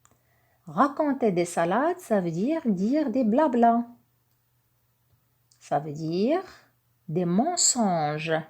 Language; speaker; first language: French; non-native, local second language; Arabic